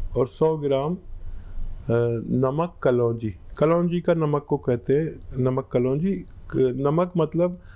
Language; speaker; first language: Hindi; native; Hindi